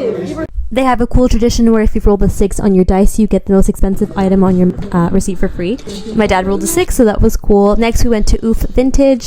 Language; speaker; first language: English; native; English